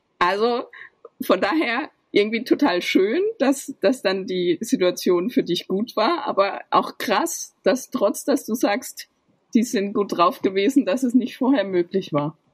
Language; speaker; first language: German; native; German